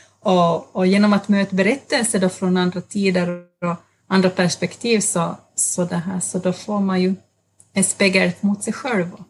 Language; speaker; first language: Swedish; native; Swedish